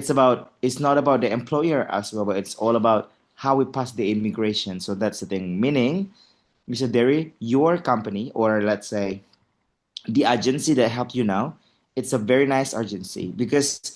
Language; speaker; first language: English; non-native, fluent; Indonesian